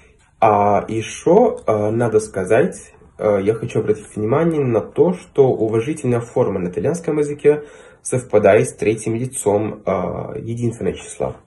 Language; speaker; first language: Russian; non-native, fluent; Italian